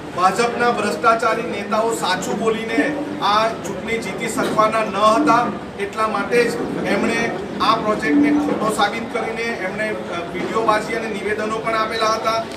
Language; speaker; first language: Gujarati; non-native, local second language; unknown